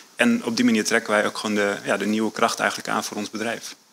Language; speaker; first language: Dutch; native; Dutch